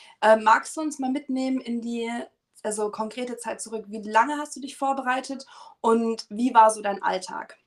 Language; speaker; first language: German; native; German